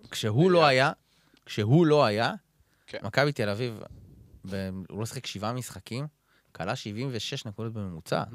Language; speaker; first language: Hebrew; native; Hebrew